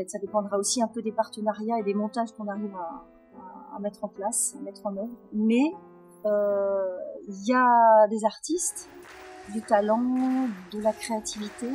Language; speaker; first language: French; native; French